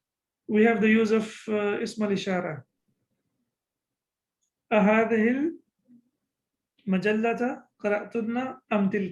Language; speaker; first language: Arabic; non-native, fluent; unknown